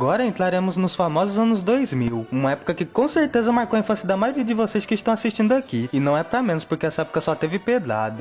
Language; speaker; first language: Portuguese; native; Portuguese